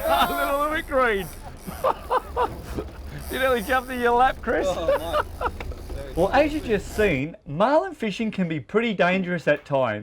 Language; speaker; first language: English; native; English